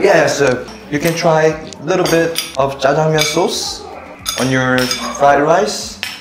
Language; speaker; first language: English; non-native, fluent; Korean